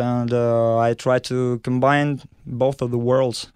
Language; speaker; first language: English; non-native, fluent; Russian